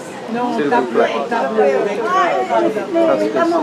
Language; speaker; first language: French; non-native, learner; English